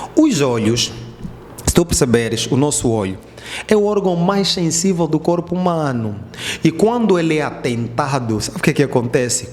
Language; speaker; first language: Portuguese; native; Portuguese